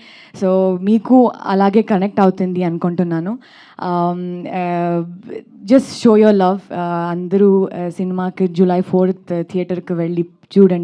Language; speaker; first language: Telugu; non-native, learner; Kannada